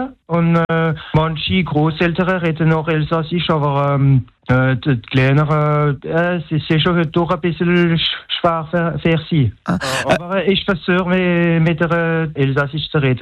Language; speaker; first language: German; non-native, local second language; French